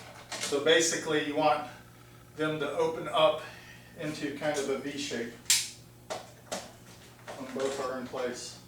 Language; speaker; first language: English; native; English